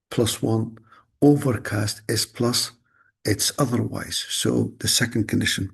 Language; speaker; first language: English; non-native, fluent; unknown